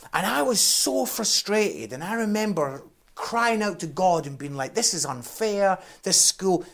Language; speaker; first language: English; native; English